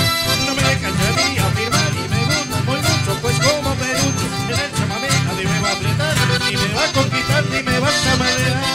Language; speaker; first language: Spanish; native; Spanish